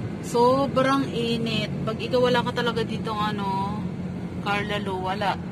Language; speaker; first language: Filipino; native; Filipino